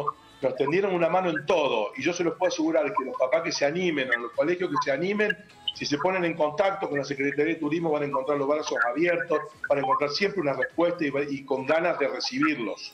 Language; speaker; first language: Spanish; native; Spanish